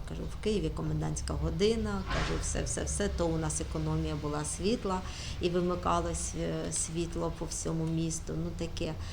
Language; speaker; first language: Ukrainian; native; Ukrainian